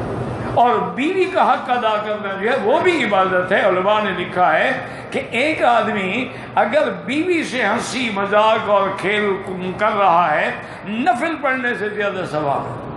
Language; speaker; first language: Urdu; native; Urdu